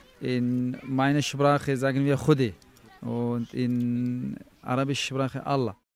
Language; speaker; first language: German; non-native, learner; Kurdish